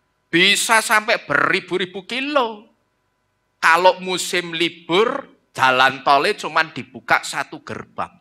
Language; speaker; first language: Indonesian; native; Indonesian